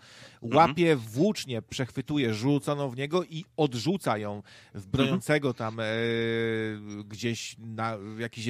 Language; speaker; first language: Polish; native; Polish